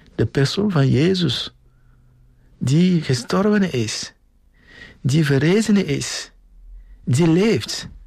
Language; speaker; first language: Dutch; non-native, fluent; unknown